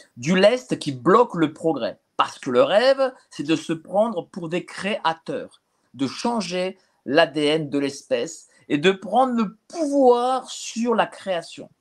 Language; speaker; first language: French; native; French